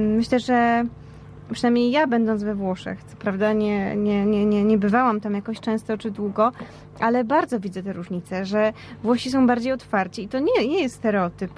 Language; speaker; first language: Polish; native; Polish